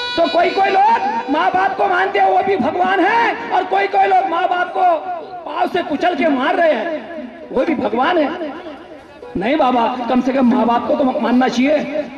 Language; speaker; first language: Hindi; non-native, local second language; Marathi